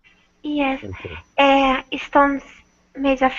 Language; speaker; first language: English; non-native, learner; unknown